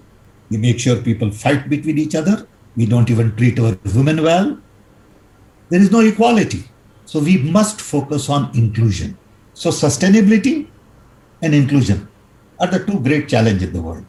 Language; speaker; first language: English; non-native, local second language; Gujarati